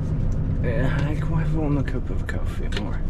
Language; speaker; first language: English; non-native, fluent; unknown